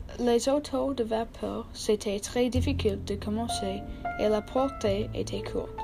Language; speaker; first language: French; non-native, learner; English